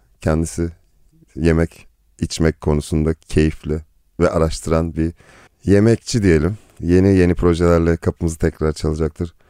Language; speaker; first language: Turkish; native; Turkish